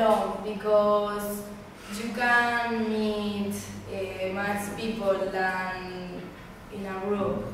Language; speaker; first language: English; non-native, learner; Spanish